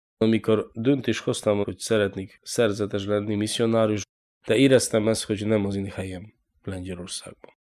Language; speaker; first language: Hungarian; non-native, learner; Polish